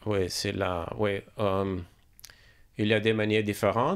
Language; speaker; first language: French; non-native, learner; English